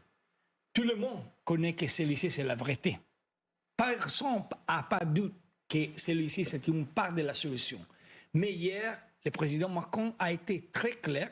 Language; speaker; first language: French; non-native, fluent; Italian